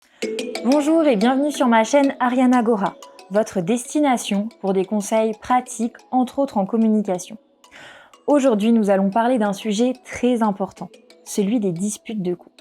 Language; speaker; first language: French; native; French